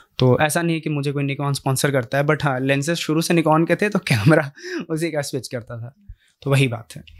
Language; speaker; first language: Hindi; native; Hindi